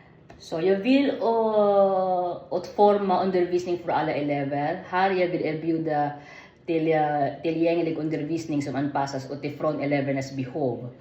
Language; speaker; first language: Swedish; non-native, learner; Filipino